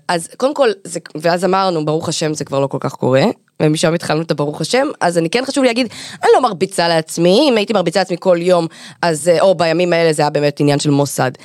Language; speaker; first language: Hebrew; native; Hebrew